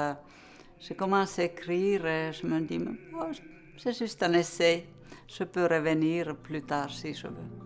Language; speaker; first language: French; non-native, fluent; Finnish